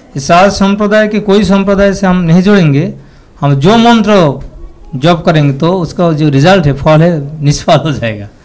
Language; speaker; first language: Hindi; non-native, local second language; Bangla